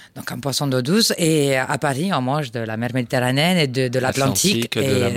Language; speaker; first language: French; non-native, fluent; Romanian